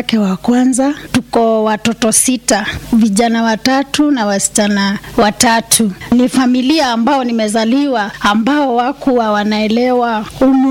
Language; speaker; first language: Swahili; non-native, local second language; Kamba